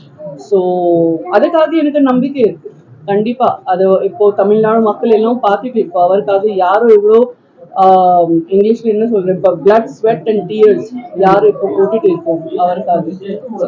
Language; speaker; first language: Tamil; non-native, fluent; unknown